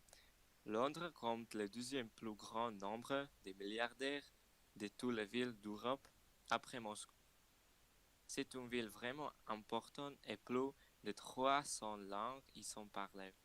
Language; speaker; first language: French; non-native, learner; Slovak